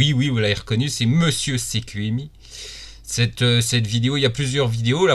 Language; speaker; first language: French; native; French